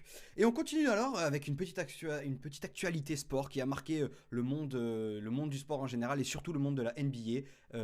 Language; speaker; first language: French; native; French